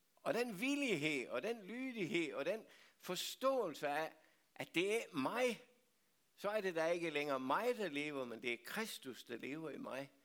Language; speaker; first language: Danish; native; Danish